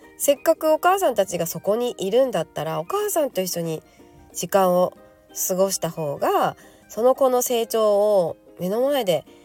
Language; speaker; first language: Japanese; native; Japanese